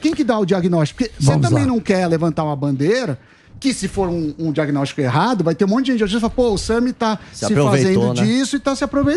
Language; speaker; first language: Portuguese; native; Portuguese